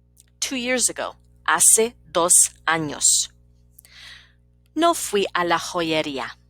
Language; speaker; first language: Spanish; non-native, fluent; English